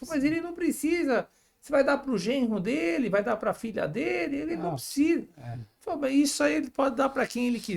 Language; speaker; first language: Portuguese; native; Portuguese